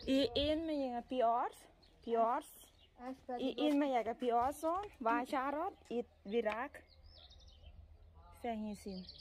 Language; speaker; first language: Hungarian; non-native, learner; Thai